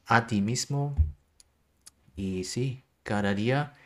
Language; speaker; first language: Spanish; non-native, learner; German